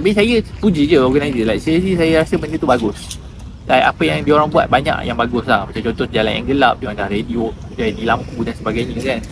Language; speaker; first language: Malay; native; Malay